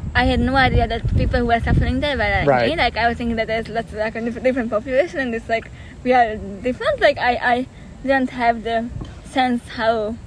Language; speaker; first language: English; non-native, fluent; Hungarian